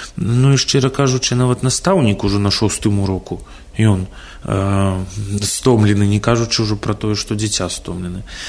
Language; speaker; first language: Belarusian; non-native, local second language; Russian